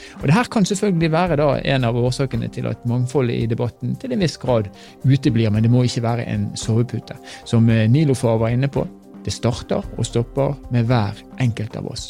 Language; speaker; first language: Norwegian; native; Norwegian